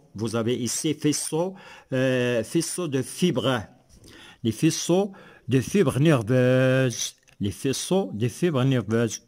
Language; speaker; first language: French; non-native, local second language; Arabic